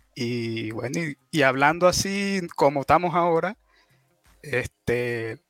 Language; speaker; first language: Spanish; native; Spanish